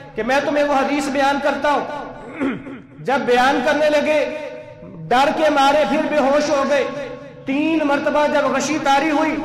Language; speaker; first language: Urdu; non-native, local second language; Punjabi